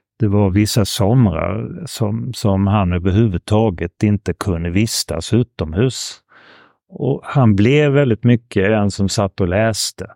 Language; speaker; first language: Swedish; early bilingual, heritage; Swedish